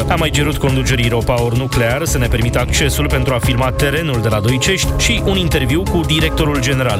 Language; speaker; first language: Romanian; native; Romanian